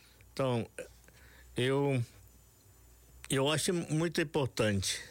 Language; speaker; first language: Portuguese; non-native, local second language; Yanomámi